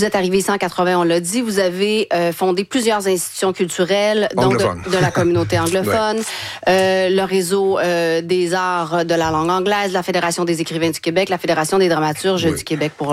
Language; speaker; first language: French; native; French